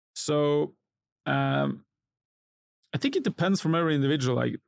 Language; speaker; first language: English; non-native, fluent; Norwegian